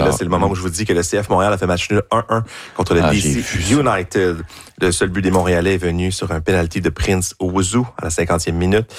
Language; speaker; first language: French; native; French